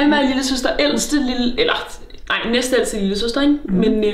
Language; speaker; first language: Danish; native; Danish